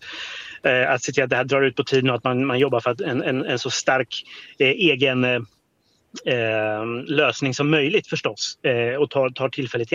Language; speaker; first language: Swedish; native; Swedish